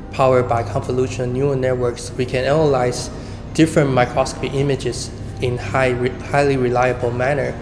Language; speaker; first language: English; non-native, fluent; Chinese